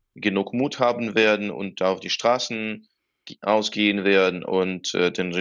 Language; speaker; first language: German; non-native, fluent; Russian